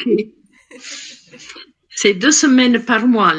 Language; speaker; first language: French; non-native, fluent; Italian